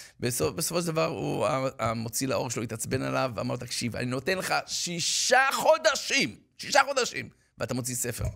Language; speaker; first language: Hebrew; native; Hebrew